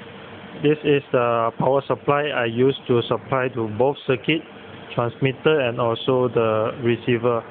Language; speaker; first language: English; non-native, local second language; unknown